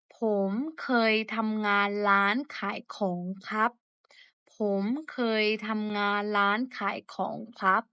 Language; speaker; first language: Thai; non-native, fluent; Burmese